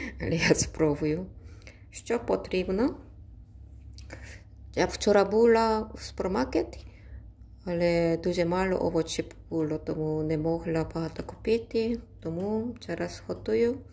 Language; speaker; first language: Ukrainian; non-native, learner; Korean